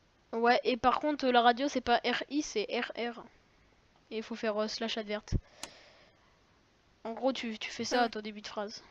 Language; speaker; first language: French; native; French